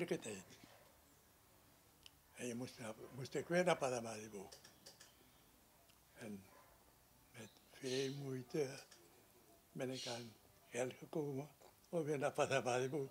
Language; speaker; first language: Dutch; non-native, local second language; Sranan Tongo